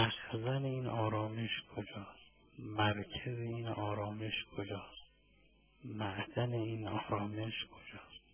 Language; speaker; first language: Persian; native; Persian